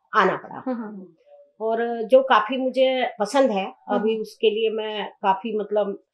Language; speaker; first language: Hindi; native; Hindi